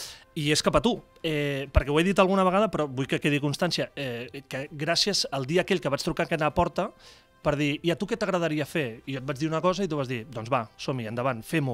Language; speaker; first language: Catalan; native; Catalan